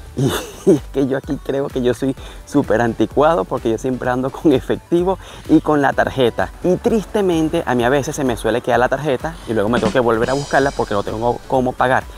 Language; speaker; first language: Spanish; native; Spanish